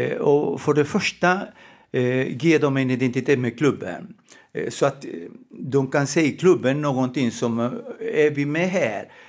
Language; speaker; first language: Swedish; non-native, fluent; Spanish